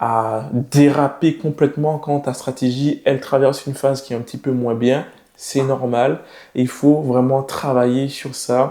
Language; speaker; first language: French; native; French